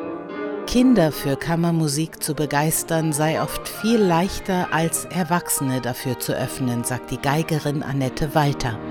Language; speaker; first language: German; native; German